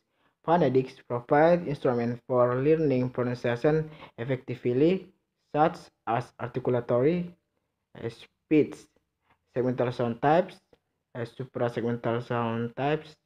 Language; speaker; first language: English; non-native, learner; Indonesian